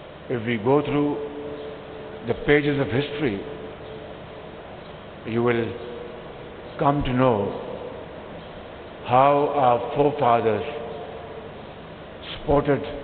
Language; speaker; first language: English; non-native, local second language; Urdu